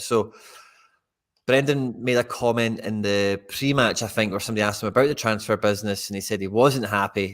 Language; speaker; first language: English; native; English